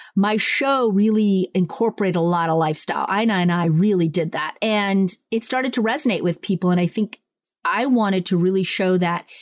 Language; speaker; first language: English; early bilingual, other home language; Italian